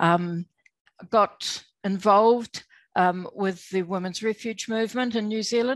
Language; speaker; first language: English; native; English